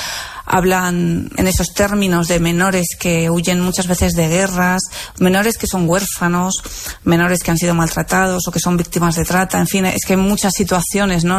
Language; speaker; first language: Spanish; native; Spanish